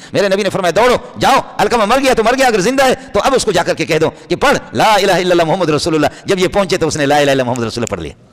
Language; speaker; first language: Urdu; non-native, local second language; Baluchi